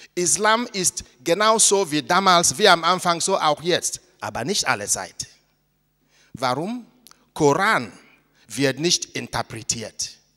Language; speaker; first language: German; non-native, fluent; Igbo